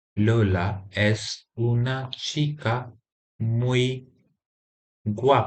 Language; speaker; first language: Spanish; non-native, fluent; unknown